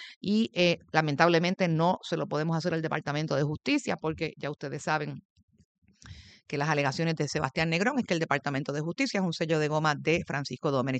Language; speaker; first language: Spanish; native; Spanish